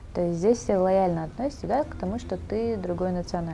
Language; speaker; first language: Russian; native; Russian